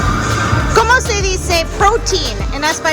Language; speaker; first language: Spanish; non-native, learner; English